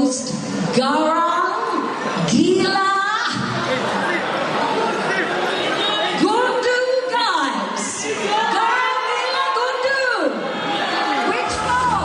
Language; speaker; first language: English; native; English